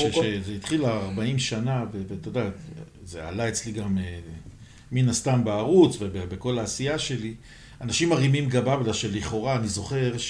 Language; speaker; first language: Hebrew; native; Hebrew